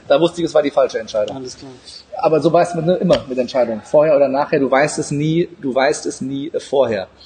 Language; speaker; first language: German; native; German